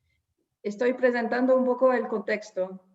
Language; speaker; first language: Spanish; non-native, fluent; French